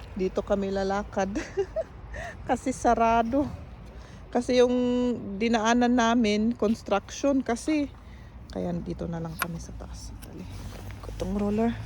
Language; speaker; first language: Filipino; non-native, local second language; Iloko